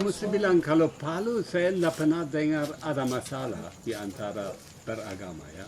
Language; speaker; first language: Indonesian; non-native, fluent; German